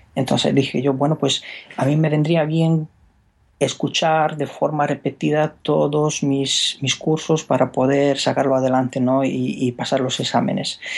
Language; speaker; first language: Spanish; non-native, fluent; Romanian